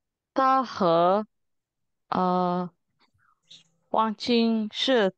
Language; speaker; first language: Chinese; non-native, learner; Indonesian